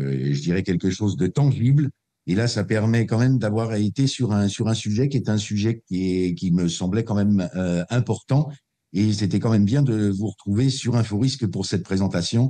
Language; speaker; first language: French; native; French